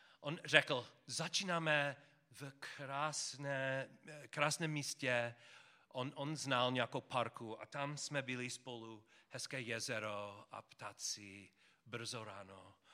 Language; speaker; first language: Czech; non-native, learner; English